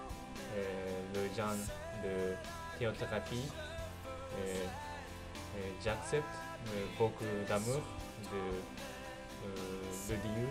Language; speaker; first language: French; non-native, learner; Japanese